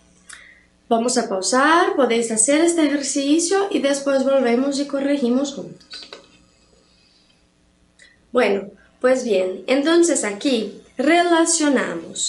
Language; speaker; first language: Spanish; non-native, fluent; Portuguese